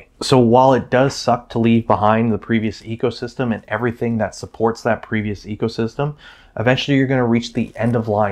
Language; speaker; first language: English; native; English